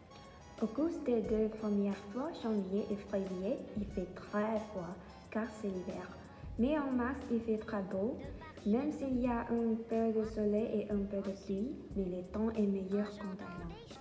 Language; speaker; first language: French; non-native, learner; Thai